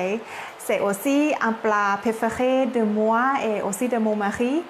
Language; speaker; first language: French; non-native, learner; Thai